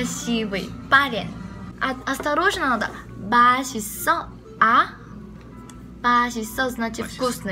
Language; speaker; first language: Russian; non-native, learner; Korean